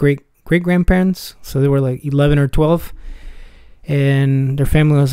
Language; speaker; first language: English; early bilingual, other home language; Spanish